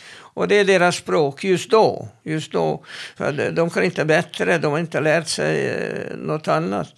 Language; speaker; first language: Swedish; non-native, fluent; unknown